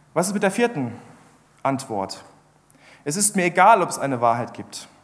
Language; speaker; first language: German; native; German